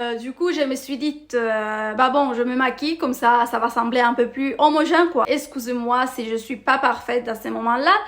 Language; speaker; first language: French; non-native, fluent; Italian